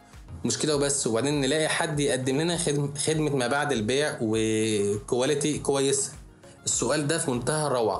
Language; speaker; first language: Arabic; native; Arabic